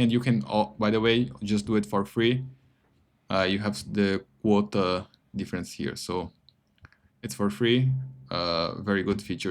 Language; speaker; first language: English; non-native, fluent; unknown